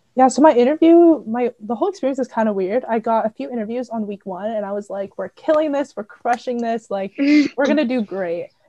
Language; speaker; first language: English; native; English